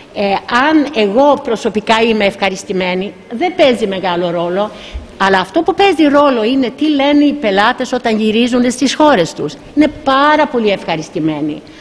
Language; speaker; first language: Greek; native; Greek